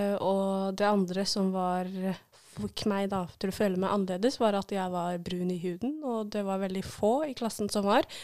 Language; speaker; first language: Norwegian; early bilingual, other home language; Somali